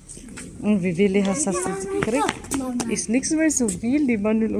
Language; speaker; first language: German; non-native, learner; Filipino